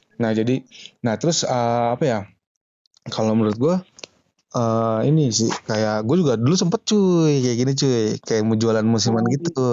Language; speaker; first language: Indonesian; native; Indonesian